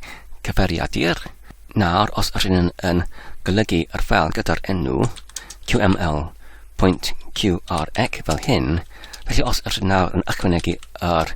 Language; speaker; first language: Welsh; non-native, learner; English